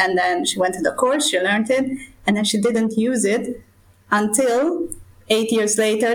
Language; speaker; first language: English; non-native, fluent; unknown